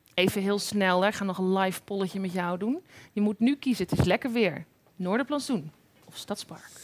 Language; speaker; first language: Dutch; native; Dutch